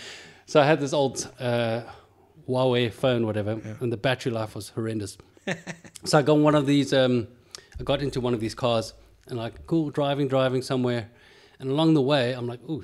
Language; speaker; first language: English; native; English